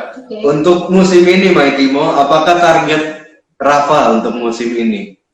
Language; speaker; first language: Indonesian; native; Indonesian